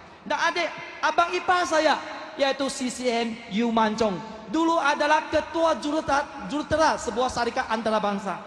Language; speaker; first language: Malay; non-native, local second language; Chinese